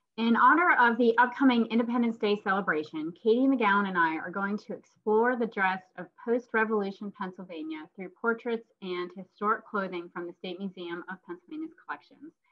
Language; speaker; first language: English; native; English